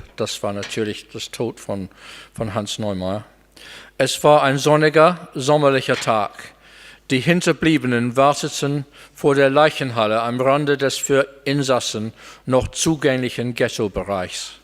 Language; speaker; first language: German; non-native, fluent; English